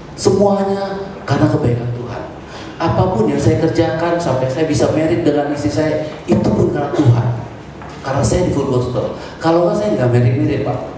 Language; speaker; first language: Indonesian; native; Indonesian